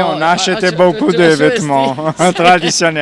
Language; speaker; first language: French; non-native, fluent; Italian